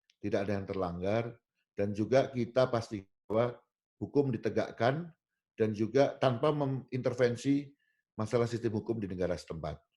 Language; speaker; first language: Indonesian; native; Indonesian